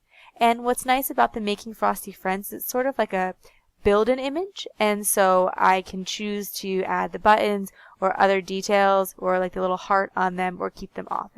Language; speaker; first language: English; native; English